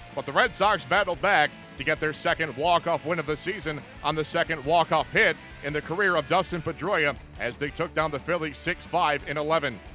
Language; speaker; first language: English; native; English